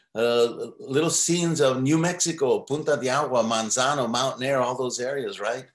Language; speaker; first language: English; native; English